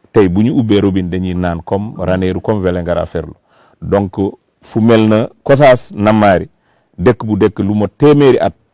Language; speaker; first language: Wolof; non-native, local second language; Fula